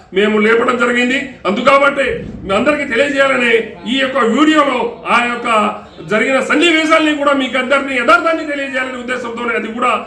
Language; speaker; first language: Telugu; non-native, local second language; Lambadi